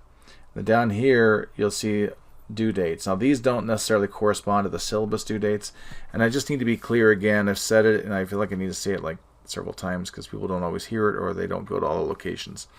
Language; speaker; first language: English; native; English